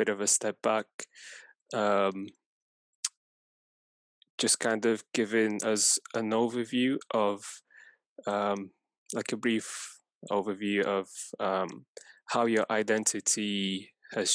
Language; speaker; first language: English; non-native, fluent; Persian